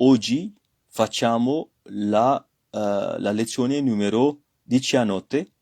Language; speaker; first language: Italian; non-native, fluent; French